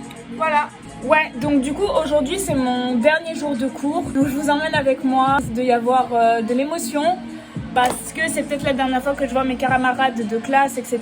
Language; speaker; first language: French; native; French